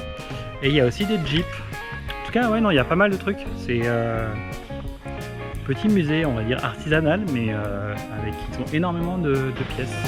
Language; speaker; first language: French; native; French